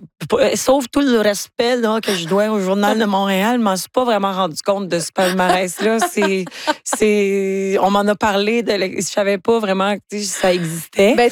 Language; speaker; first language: French; native; French